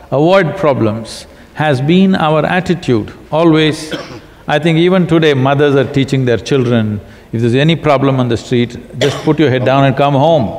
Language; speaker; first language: English; non-native, local second language; Kannada